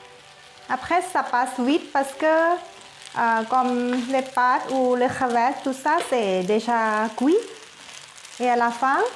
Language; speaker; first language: French; non-native, fluent; Thai